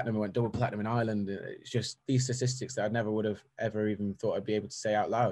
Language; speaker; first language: English; native; English